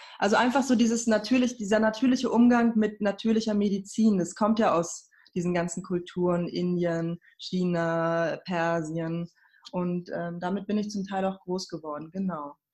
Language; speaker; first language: German; early bilingual, other home language; Persian